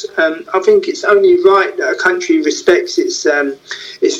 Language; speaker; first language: English; native; English